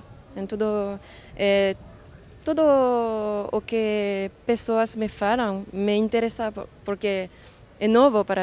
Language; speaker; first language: Portuguese; non-native, learner; French